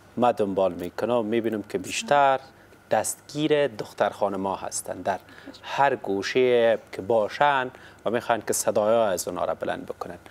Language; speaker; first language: Persian; native; Persian